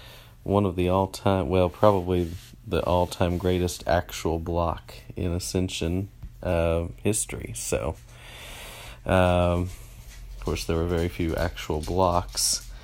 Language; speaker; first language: English; native; English